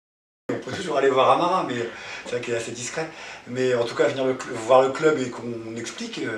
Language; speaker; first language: French; native; French